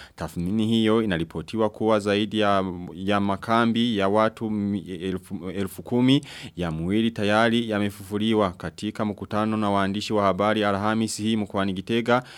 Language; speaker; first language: Swahili; non-native, local second language; Rundi